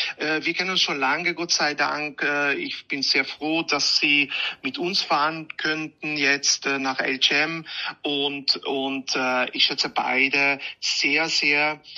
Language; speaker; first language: German; non-native, fluent; Hungarian